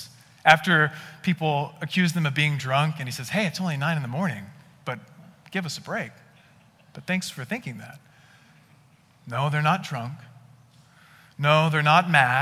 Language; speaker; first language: English; native; English